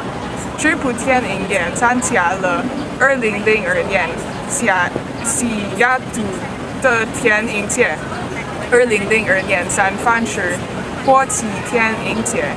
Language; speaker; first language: Chinese; non-native, learner; Filipino